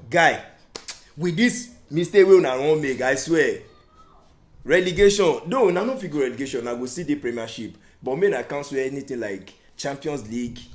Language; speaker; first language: Nigerian Pidgin; non-native, local second language; Yoruba